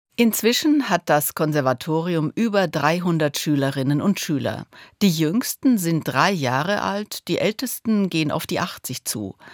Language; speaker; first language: German; native; German